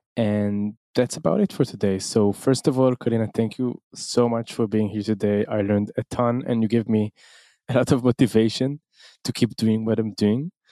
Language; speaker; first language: English; non-native, fluent; Hebrew